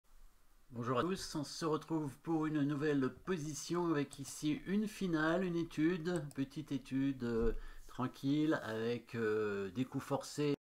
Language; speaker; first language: French; native; French